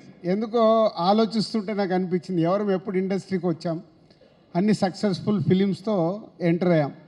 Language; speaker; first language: Telugu; native; Telugu